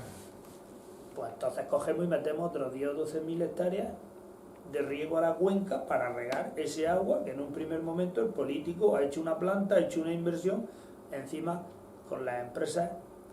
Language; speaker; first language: Spanish; native; Spanish